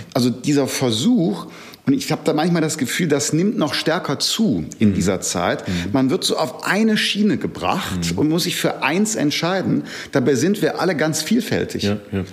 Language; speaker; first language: German; native; German